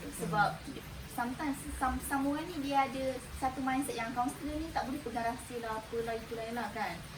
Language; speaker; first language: Malay; native; Malay